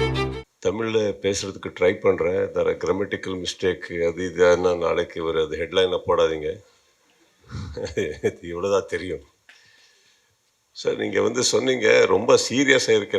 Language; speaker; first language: Tamil; non-native, learner; Kannada